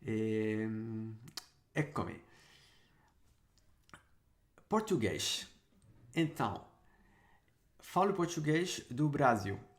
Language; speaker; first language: Portuguese; non-native, fluent; Sinhala